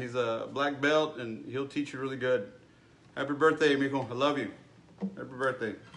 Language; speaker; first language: English; early bilingual, other home language; Spanish